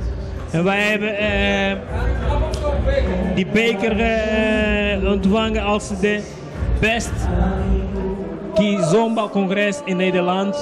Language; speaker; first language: Dutch; non-native, fluent; Portuguese